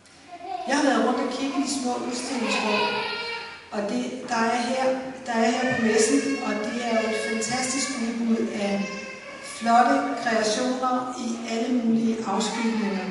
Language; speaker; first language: Danish; native; Danish